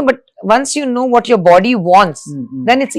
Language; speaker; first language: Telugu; non-native, local second language; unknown